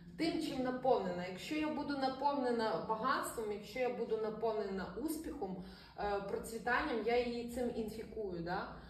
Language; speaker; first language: Ukrainian; non-native, local second language; Russian